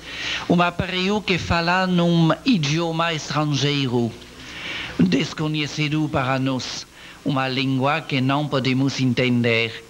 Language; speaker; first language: Portuguese; non-native, learner; French